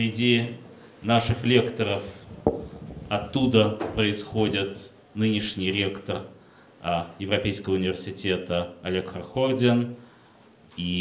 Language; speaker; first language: Russian; native; Russian